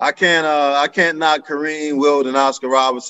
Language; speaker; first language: English; native; English